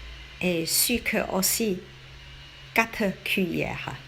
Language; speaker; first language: French; non-native, learner; Chinese